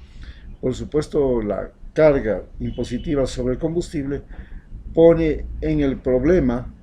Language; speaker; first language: Spanish; native; Spanish